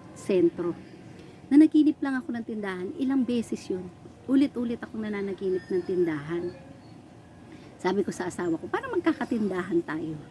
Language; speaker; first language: Filipino; non-native, local second language; Pampanga